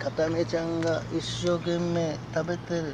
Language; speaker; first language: Japanese; native; Japanese